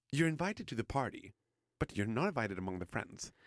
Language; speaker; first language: English; non-native, fluent; Swedish